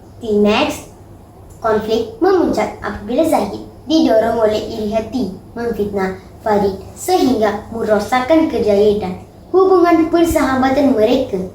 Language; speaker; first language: Malay; non-native, local second language; Tamil